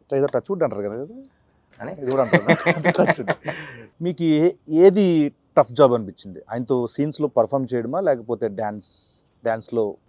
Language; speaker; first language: Telugu; native; Telugu